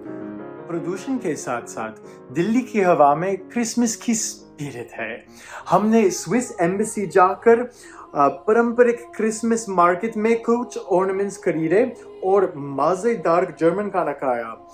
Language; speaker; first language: Hindi; non-native, fluent; English